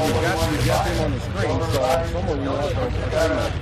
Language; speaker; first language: English; native; English